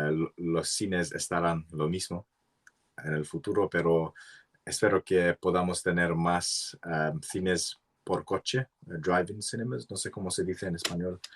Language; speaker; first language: Spanish; non-native, learner; English